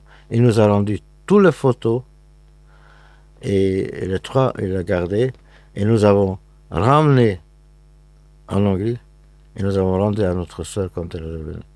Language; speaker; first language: French; non-native, fluent; Hungarian